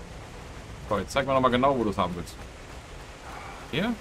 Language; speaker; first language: German; native; German